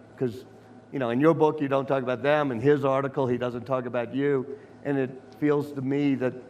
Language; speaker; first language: English; native; English